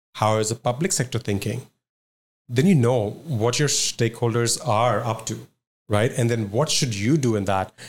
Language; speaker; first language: English; non-native, local second language; Punjabi